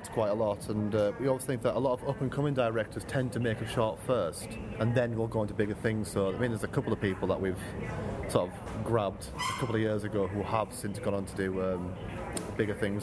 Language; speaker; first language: English; native; English